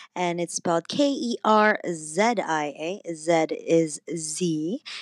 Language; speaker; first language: English; non-native, local second language; Cebuano